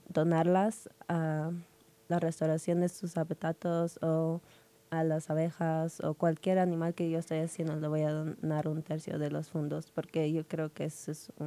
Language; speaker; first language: Spanish; early bilingual, heritage; Spanish